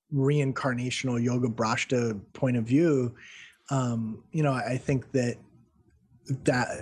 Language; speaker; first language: English; native; English